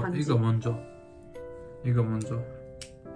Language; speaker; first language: Korean; non-native, learner; Polish